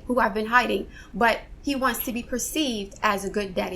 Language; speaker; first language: English; native; English